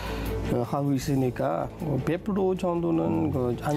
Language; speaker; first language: Korean; non-native, learner; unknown